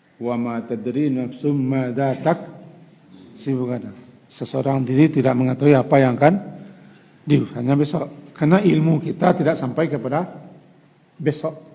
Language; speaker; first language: Malay; non-native, local second language; Minangkabau